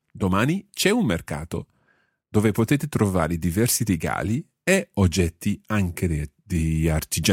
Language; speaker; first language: Italian; non-native, fluent; English